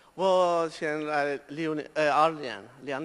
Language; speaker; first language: Chinese; non-native, learner; Persian